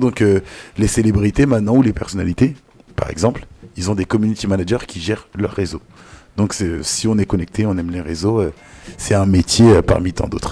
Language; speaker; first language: French; native; French